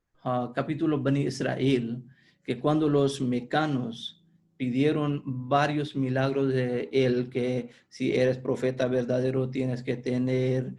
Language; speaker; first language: Spanish; non-native, fluent; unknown